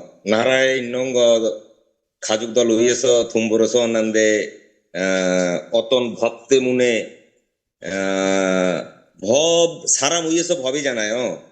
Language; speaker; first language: Korean; non-native, learner; Bangla